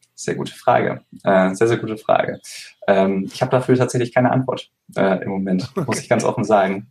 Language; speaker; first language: German; native; German